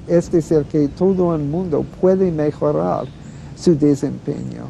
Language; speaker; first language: Spanish; non-native, fluent; English